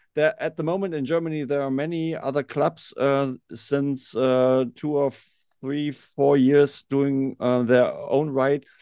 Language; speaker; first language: English; non-native, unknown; German